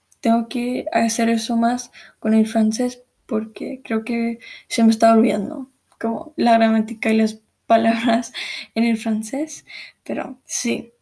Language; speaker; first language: Spanish; early bilingual, heritage; Spanish